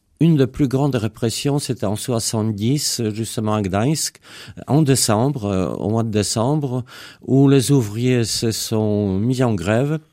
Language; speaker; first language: French; non-native, fluent; Polish